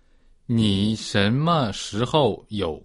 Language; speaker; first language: Chinese; non-native, learner; Portuguese